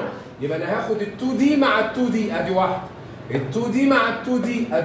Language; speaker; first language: Arabic; native; Arabic